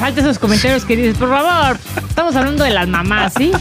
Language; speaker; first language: Spanish; native; Spanish